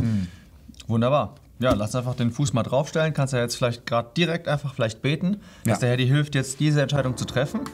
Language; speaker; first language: German; native; German